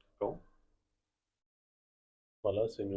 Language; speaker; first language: French; non-native, fluent; Bangla